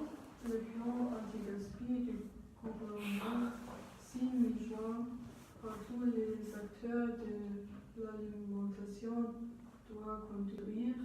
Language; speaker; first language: French; non-native, learner; German